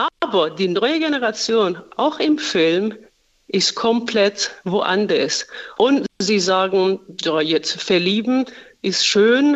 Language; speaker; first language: German; non-native, fluent; Persian